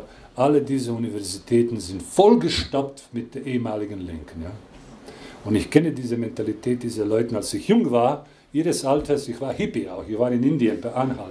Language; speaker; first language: German; non-native, fluent; Croatian